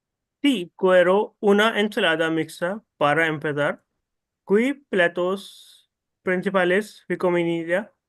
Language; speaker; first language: Spanish; non-native, learner; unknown